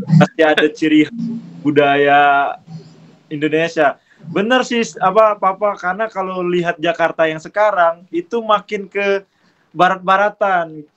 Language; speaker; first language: Indonesian; native; Indonesian